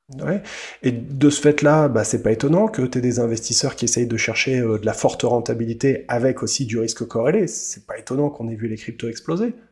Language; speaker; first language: French; native; French